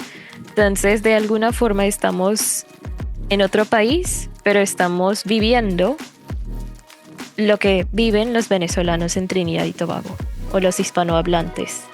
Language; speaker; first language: Spanish; non-native, fluent; English